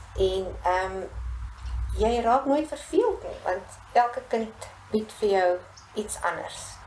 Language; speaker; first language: Afrikaans; native; Afrikaans